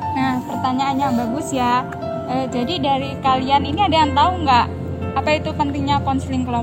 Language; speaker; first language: Indonesian; native; Indonesian